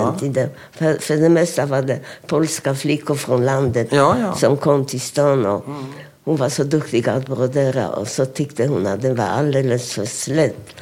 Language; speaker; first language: Swedish; non-native, fluent; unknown